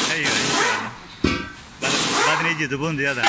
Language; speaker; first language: Arabic; non-native, learner; Punjabi